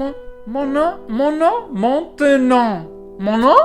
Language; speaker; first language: French; non-native, learner; English